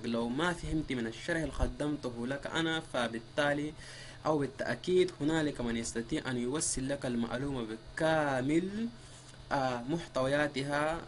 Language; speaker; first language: Arabic; native; Arabic